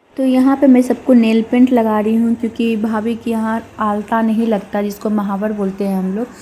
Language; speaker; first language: Hindi; native; Hindi